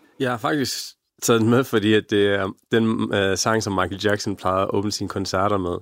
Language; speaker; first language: Danish; early bilingual, other home language; Arabic